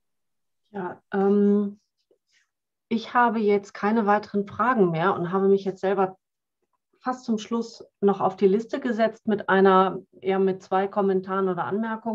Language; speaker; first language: German; native; German